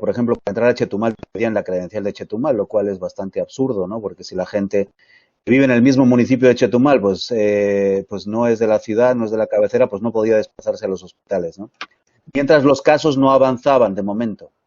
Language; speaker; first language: Spanish; native; Spanish